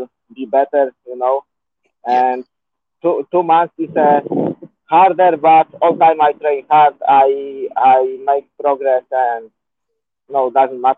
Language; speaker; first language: English; non-native, learner; Polish